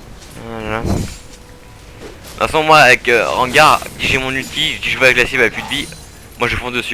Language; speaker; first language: French; native; French